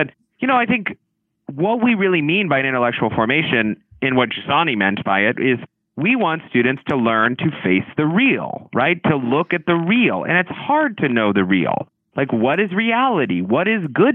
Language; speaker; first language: English; native; English